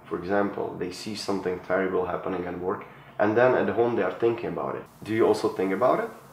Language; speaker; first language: English; non-native, fluent; Czech